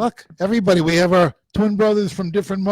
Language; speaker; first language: English; native; English